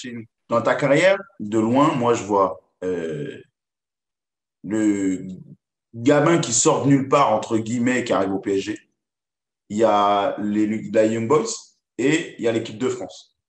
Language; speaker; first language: French; native; French